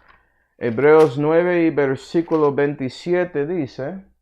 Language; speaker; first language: Spanish; early bilingual, heritage; Spanish